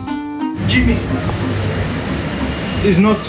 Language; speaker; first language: English; non-native, learner; French